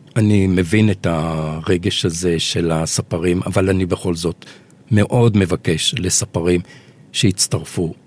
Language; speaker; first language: Hebrew; early bilingual, other home language; Arabic